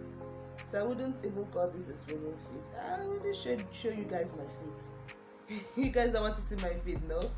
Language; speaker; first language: English; non-native, local second language; Igbo